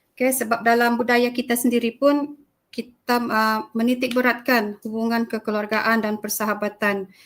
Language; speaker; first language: Malay; native; Malay